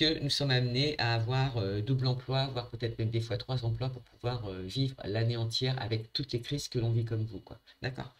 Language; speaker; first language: French; native; French